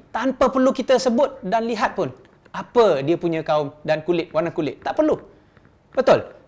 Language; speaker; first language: Malay; non-native, local second language; Chinese